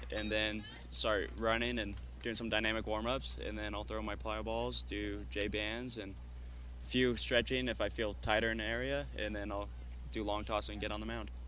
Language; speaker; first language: English; native; English